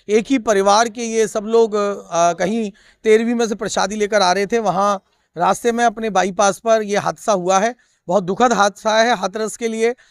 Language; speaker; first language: Hindi; native; Hindi